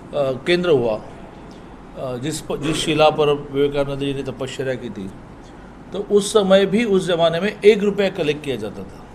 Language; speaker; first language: Hindi; non-native, local second language; Marathi